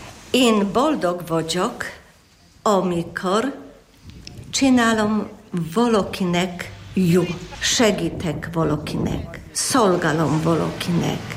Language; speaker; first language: Hungarian; non-native, learner; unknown